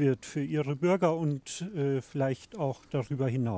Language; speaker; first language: German; native; German